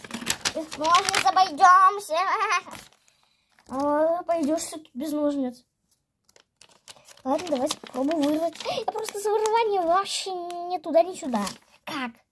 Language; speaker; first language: Russian; native; Russian